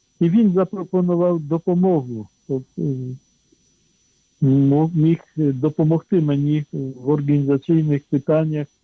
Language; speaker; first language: Ukrainian; non-native, fluent; Polish